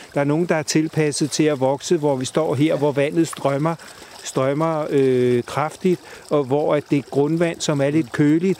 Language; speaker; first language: Danish; native; Danish